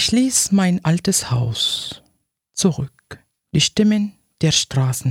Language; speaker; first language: German; non-native, fluent; Arabic